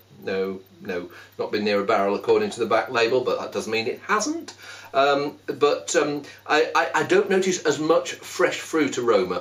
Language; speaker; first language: English; native; English